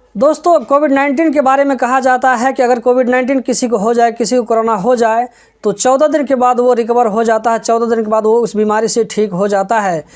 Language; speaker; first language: Hindi; native; Hindi